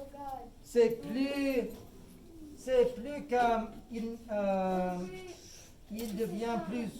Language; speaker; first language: French; non-native, fluent; English